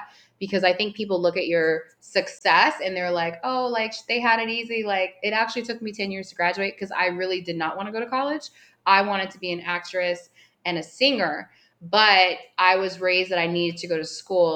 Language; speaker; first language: English; native; English